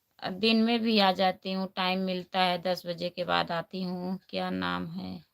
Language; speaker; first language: Hindi; native; Hindi